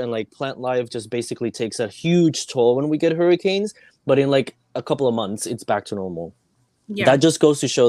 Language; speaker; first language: English; non-native, fluent; Spanish